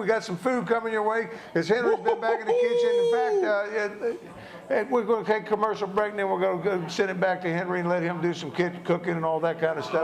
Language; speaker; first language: English; native; English